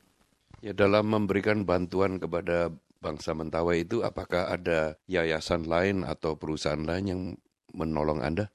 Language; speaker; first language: Indonesian; native; Indonesian